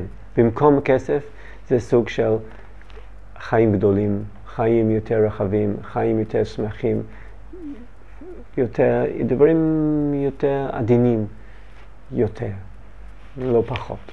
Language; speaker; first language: Hebrew; non-native, learner; English